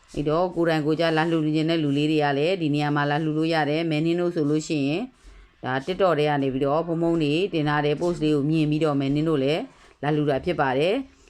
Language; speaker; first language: Burmese; native; Burmese